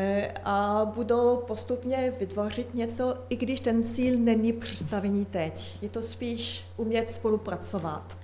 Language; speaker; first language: Czech; non-native, learner; French